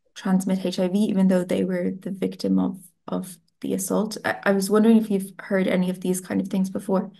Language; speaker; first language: English; non-native, fluent; Italian